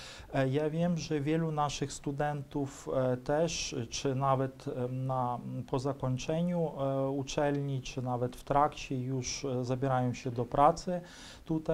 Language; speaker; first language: Polish; non-native, fluent; Ukrainian